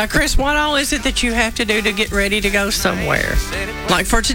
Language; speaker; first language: English; native; English